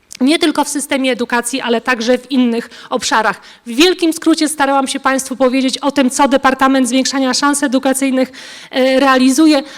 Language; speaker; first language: Polish; native; Polish